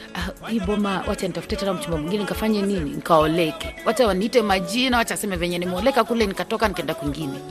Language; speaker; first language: Swahili; non-native, local second language; Luyia